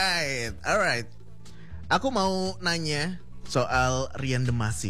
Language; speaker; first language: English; non-native, fluent; Indonesian